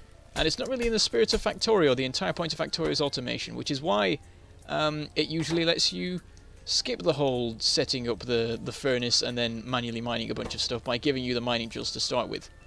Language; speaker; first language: English; native; English